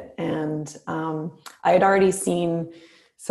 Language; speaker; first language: English; native; English